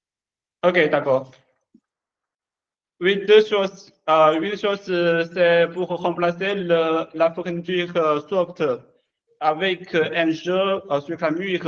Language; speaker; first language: French; non-native, learner; Chinese